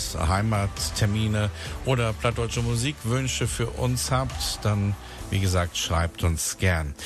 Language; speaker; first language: German; native; German